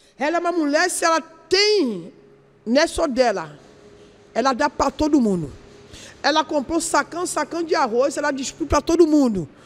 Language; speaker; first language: Portuguese; non-native, learner; Yoruba